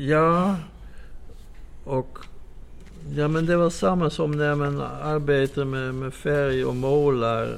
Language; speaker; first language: Swedish; non-native, fluent; Dutch